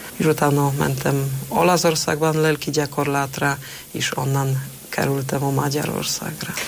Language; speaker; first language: Hungarian; non-native, fluent; Polish